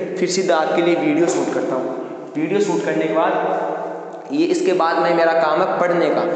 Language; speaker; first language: Hindi; native; Hindi